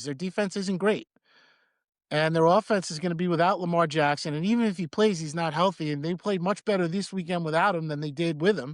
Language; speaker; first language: English; native; English